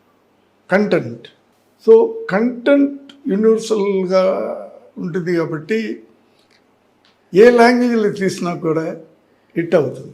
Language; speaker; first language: Telugu; non-native, learner; Tamil